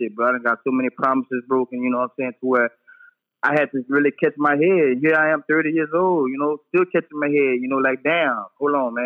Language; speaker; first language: English; native; English